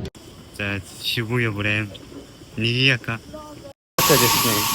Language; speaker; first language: Japanese; non-native, learner; Mongolian